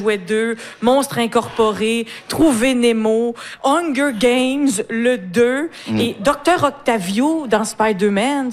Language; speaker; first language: French; native; French